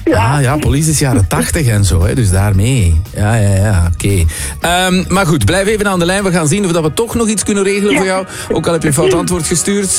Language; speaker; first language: Dutch; native; Dutch